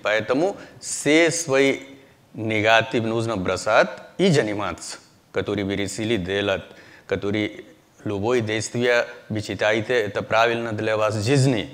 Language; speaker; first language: Russian; non-native, learner; Hindi